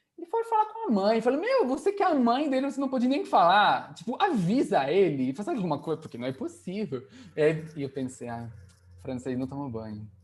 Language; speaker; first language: Portuguese; non-native, fluent; French